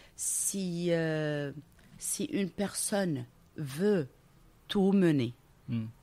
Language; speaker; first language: French; non-native, local second language; Arabic